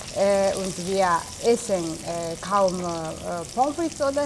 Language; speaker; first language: German; non-native, learner; Japanese